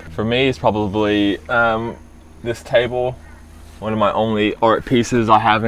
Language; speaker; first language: English; early bilingual, other home language; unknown